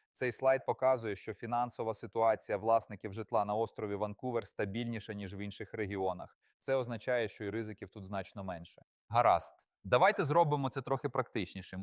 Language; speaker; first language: Ukrainian; native; Ukrainian